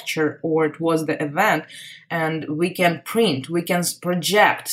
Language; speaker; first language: English; non-native, fluent; Ukrainian